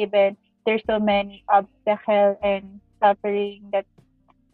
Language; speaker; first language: English; non-native, local second language; Filipino